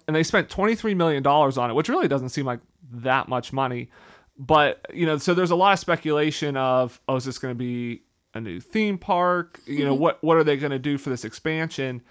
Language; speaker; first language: English; native; English